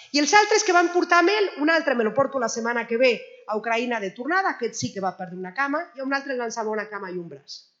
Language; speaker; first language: Catalan; non-native, fluent; Spanish